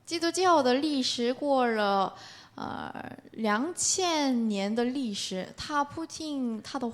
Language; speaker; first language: Chinese; non-native, learner; Korean